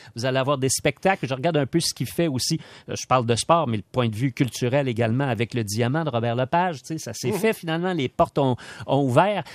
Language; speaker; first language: French; native; French